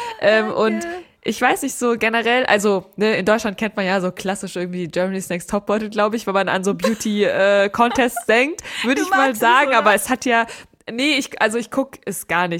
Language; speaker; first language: German; native; German